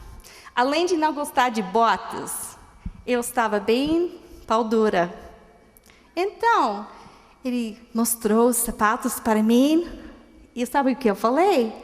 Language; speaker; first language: Portuguese; non-native, fluent; English